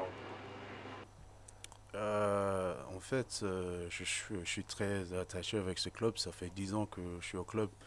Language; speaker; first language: French; non-native, fluent; English